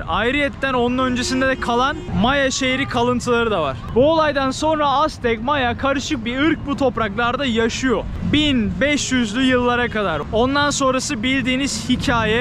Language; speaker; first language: Turkish; native; Turkish